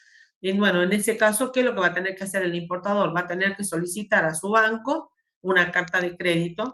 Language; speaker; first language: Spanish; native; Spanish